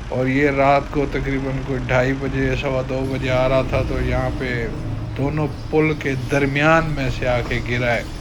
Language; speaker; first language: Urdu; non-native, local second language; Sindhi